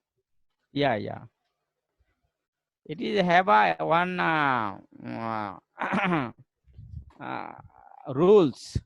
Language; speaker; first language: English; non-native, learner; Bangla